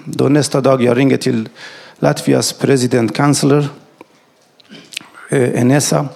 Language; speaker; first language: Swedish; non-native, learner; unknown